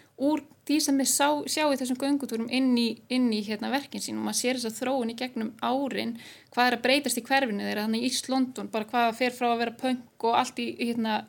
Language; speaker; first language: Icelandic; native; Icelandic